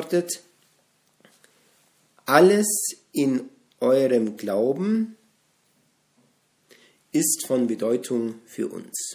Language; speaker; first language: German; native; German